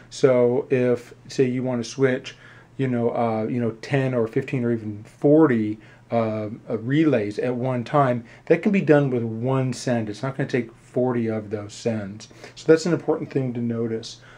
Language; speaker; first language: English; native; English